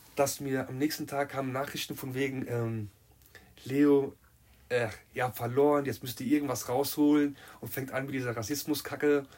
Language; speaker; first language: German; native; German